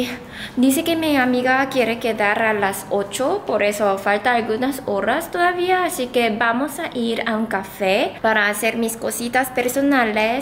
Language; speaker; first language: Spanish; non-native, fluent; Korean